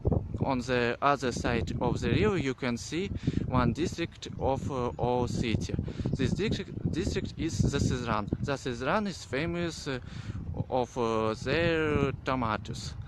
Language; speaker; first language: English; non-native, learner; Russian